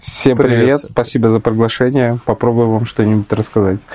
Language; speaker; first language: Russian; native; Russian